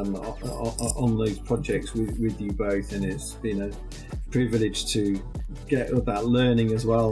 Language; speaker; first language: English; native; English